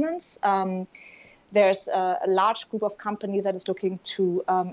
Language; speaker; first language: English; non-native, fluent; German